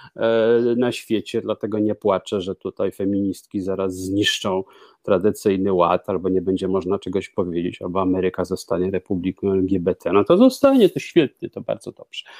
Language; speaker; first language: Polish; native; Polish